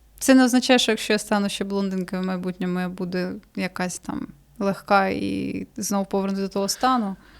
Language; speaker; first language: Ukrainian; native; Ukrainian